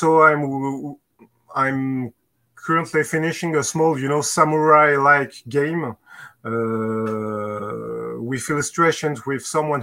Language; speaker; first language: English; non-native, fluent; French